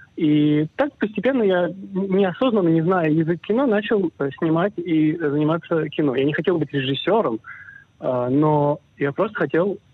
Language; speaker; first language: Russian; early bilingual, other home language; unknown